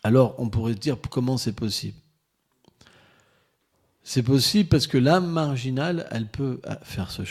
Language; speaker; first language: French; native; French